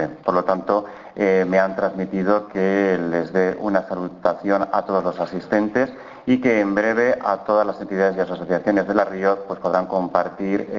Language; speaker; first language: Spanish; native; Spanish